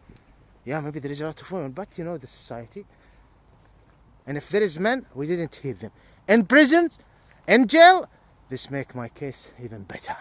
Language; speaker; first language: English; non-native, fluent; Arabic